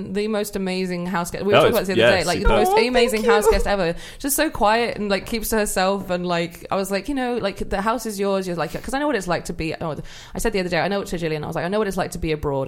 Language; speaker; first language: English; native; English